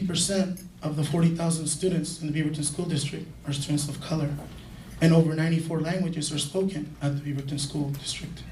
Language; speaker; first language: English; early bilingual, other home language; Spanish